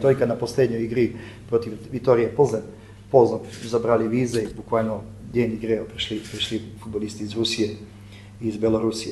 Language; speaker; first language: Russian; non-native, fluent; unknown